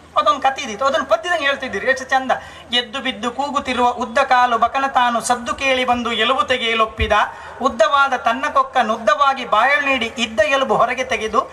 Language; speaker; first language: Kannada; native; Kannada